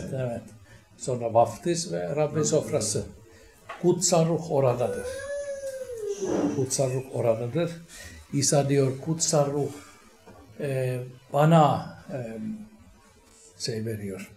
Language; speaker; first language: Turkish; non-native, fluent; Finnish